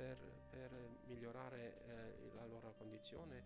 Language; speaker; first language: Italian; non-native, fluent; Romanian